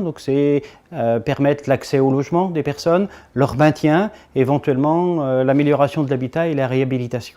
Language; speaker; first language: French; native; French